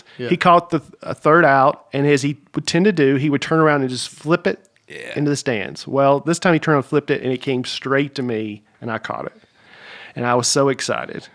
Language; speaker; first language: English; native; English